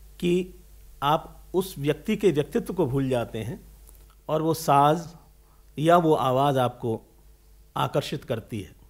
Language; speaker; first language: Hindi; native; Hindi